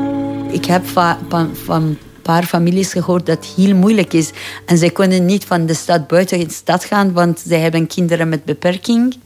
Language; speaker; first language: Dutch; non-native, fluent; Persian